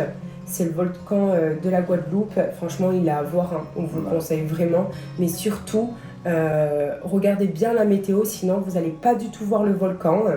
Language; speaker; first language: French; native; French